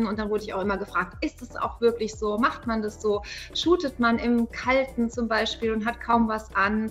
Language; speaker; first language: German; native; German